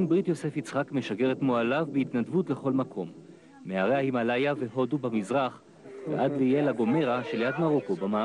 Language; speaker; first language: Hebrew; native; Hebrew